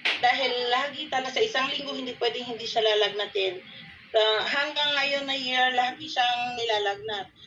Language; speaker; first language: Filipino; non-native, local second language; Cebuano